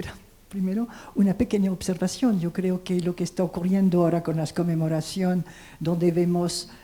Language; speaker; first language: Spanish; non-native, fluent; French